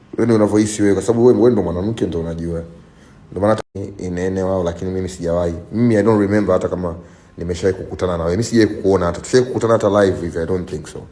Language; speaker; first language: Swahili; native; Swahili